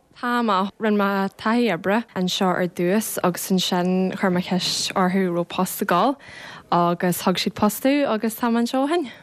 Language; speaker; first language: Irish; native; Irish